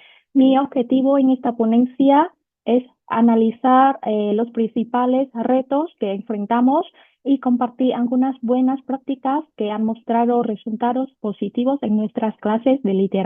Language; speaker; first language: Spanish; non-native, fluent; Vietnamese